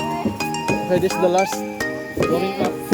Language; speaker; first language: English; non-native, learner; Thai